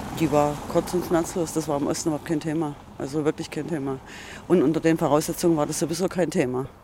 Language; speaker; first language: German; native; German